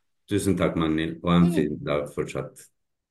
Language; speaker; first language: Norwegian; non-native, fluent; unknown